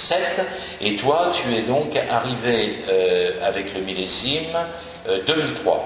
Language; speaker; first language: French; native; French